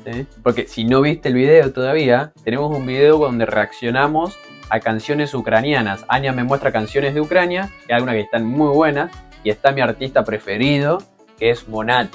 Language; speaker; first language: Spanish; native; Spanish